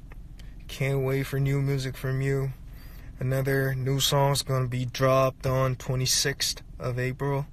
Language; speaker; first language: English; non-native, fluent; Korean